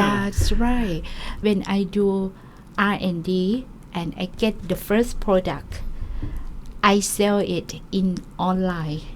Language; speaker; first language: English; non-native, learner; Thai